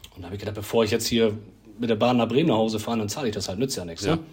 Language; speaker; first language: German; native; German